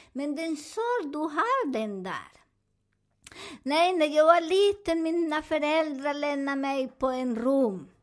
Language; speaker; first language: Swedish; non-native, learner; Spanish